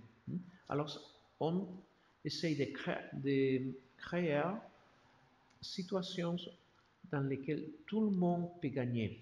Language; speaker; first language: French; non-native, learner; Spanish